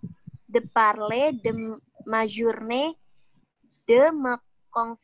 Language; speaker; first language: French; non-native, learner; Indonesian